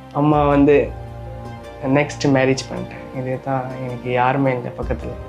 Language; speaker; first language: Tamil; non-native, learner; Nepali